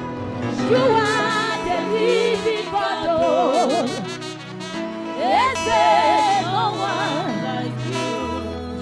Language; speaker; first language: English; non-native, local second language; Akan